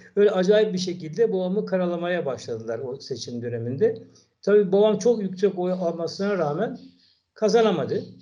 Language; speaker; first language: Turkish; native; Turkish